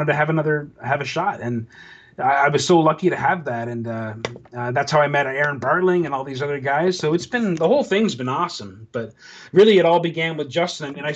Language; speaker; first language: English; native; English